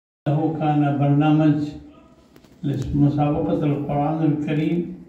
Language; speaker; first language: Arabic; non-native, fluent; Urdu